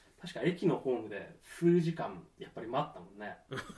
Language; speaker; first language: Japanese; native; Japanese